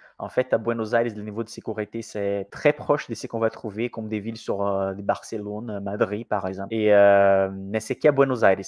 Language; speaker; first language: French; non-native, fluent; Portuguese